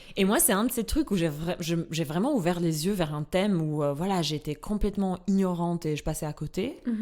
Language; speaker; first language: French; non-native, fluent; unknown